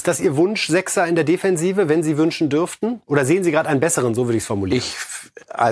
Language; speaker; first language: German; native; German